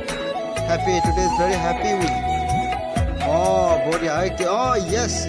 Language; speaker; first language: English; non-native, learner; Assamese